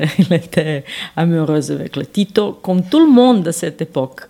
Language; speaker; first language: French; non-native, learner; Serbian